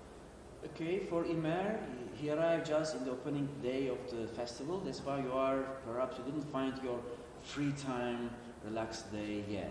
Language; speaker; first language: English; non-native, learner; Turkish